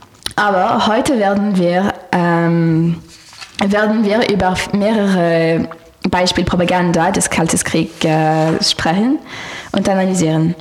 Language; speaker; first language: German; non-native, learner; French